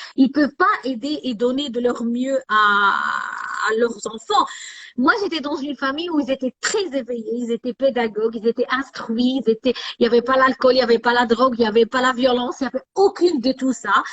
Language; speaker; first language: French; non-native, local second language; Arabic